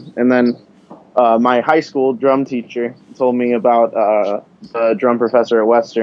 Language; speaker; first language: English; native; English